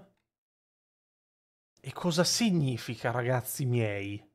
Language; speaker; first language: Italian; native; Italian